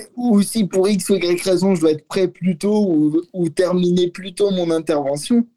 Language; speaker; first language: French; native; French